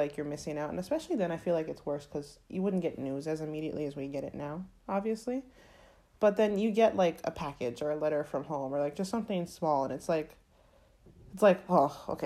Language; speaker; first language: English; native; English